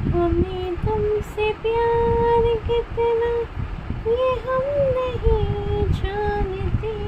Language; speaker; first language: Hindi; non-native, local second language; Marathi